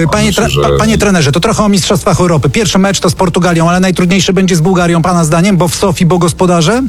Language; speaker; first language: Polish; native; Polish